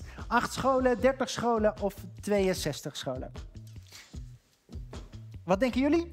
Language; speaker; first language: Dutch; native; Dutch